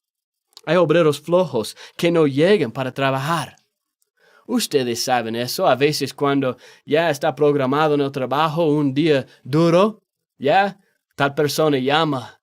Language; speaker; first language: Spanish; non-native, fluent; English